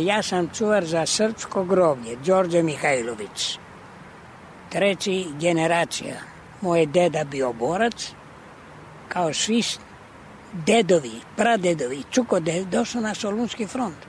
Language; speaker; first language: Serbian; early bilingual, heritage; Greek